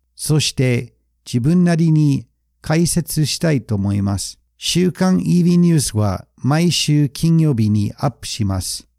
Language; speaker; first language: Japanese; non-native, fluent; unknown